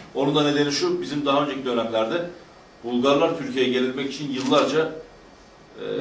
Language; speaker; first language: Turkish; native; Turkish